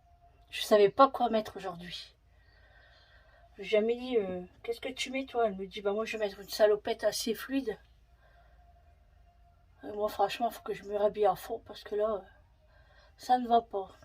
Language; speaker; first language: French; native; French